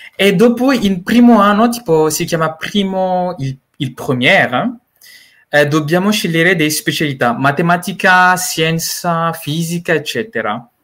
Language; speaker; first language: Italian; non-native, learner; Malagasy